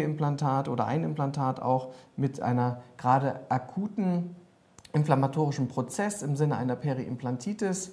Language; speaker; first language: German; native; German